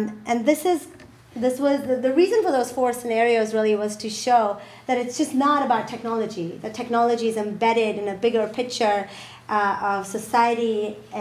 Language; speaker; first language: English; non-native, local second language; Urdu